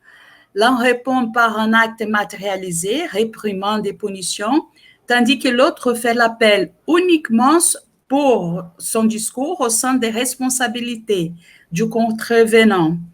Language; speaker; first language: French; non-native, fluent; Portuguese